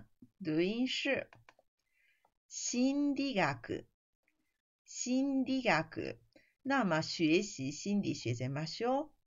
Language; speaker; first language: Chinese; non-native, fluent; Japanese